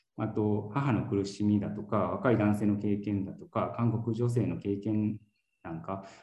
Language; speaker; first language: Japanese; native; Japanese